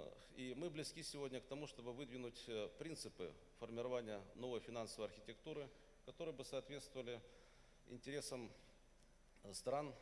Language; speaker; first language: Russian; native; Russian